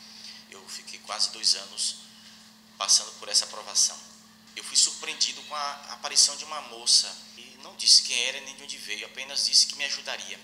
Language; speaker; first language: Portuguese; native; Portuguese